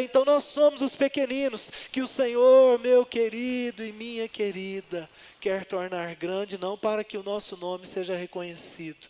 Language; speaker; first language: Portuguese; native; Portuguese